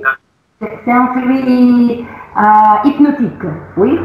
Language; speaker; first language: French; non-native, learner; Italian